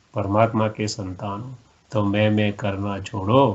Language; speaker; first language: Hindi; non-native, local second language; Gujarati